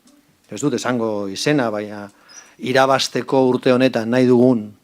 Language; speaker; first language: Basque; non-native, local second language; Spanish